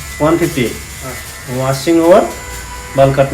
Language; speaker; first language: Hindi; non-native, local second language; Bodo